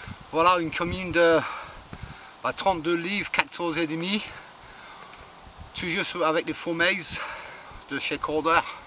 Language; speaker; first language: French; non-native, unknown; English